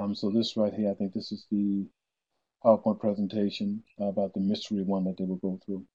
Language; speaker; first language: English; native; English